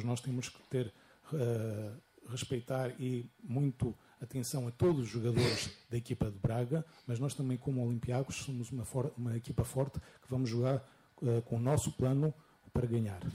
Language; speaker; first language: Portuguese; non-native, fluent; Greek